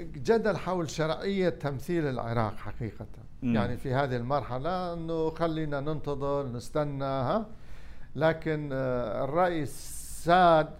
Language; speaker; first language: Arabic; non-native, local second language; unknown